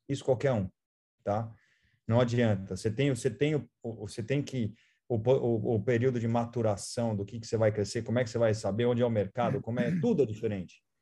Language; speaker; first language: Portuguese; native; Portuguese